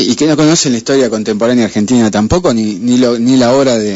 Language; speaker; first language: Spanish; native; Spanish